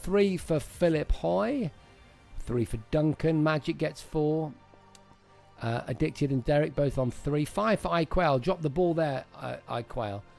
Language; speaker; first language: English; native; English